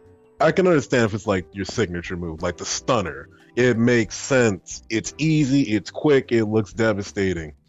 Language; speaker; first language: English; native; English